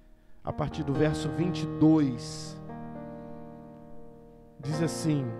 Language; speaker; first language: Portuguese; native; Portuguese